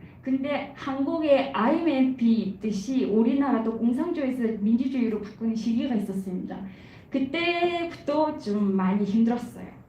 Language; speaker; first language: Korean; non-native, fluent; Mongolian